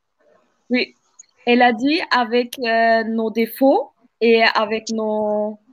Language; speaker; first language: French; non-native, fluent; Turkish